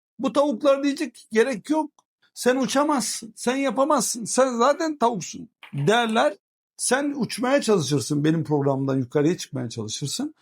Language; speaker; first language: Turkish; early bilingual, heritage; Turkish